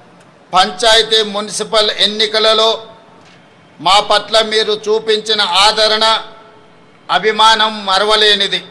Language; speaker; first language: Telugu; native; Telugu